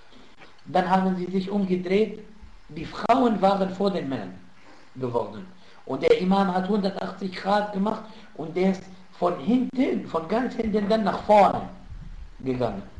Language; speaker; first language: German; non-native, fluent; Arabic